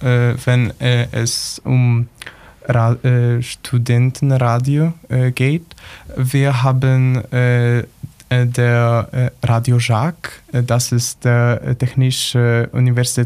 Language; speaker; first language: German; non-native, learner; Polish